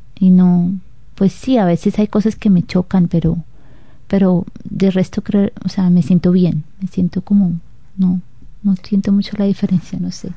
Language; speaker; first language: Spanish; native; Spanish